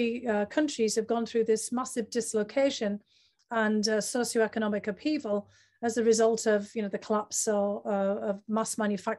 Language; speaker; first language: English; native; English